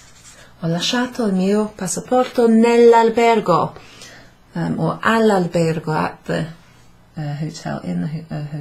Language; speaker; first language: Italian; non-native, fluent; English